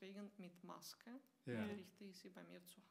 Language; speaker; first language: German; non-native, fluent; Russian